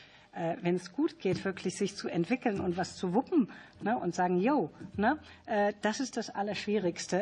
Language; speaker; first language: German; native; German